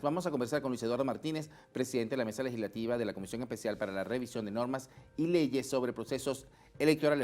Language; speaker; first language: Spanish; native; Spanish